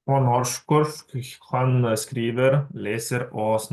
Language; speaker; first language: Norwegian; non-native, learner; Lithuanian